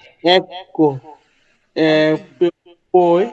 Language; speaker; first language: Italian; non-native, learner; Bangla